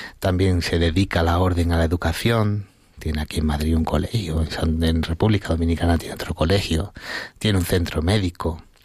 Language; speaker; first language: Spanish; native; Spanish